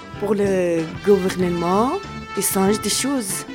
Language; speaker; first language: French; non-native, learner; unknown